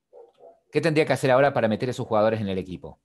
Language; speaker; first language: Spanish; native; Spanish